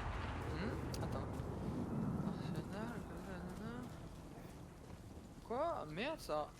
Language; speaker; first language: French; native; French